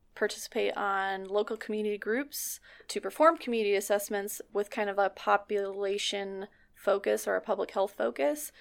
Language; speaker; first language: English; native; English